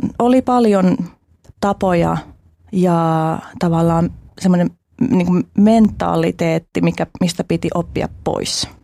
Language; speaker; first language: Finnish; early bilingual, other home language; Albanian